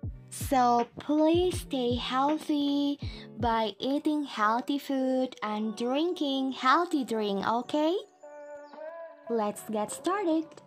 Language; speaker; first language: English; non-native, fluent; Indonesian